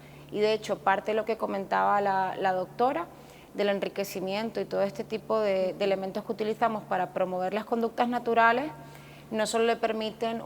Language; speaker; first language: Spanish; native; Spanish